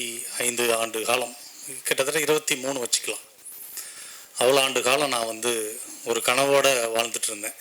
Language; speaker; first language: Tamil; native; Tamil